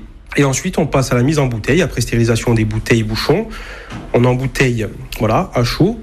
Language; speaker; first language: French; native; French